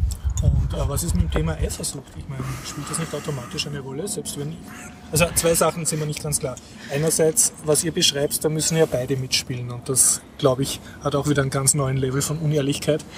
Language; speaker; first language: German; native; German